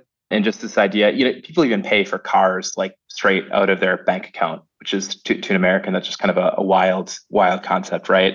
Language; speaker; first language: English; native; English